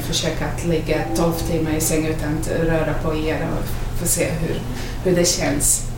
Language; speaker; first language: Swedish; non-native, fluent; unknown